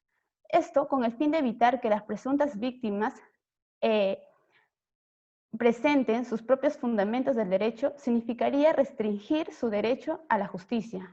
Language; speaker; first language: Spanish; native; Spanish